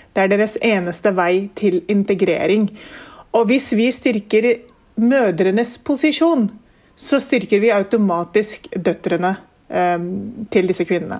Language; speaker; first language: Norwegian; early bilingual, other home language; Urdu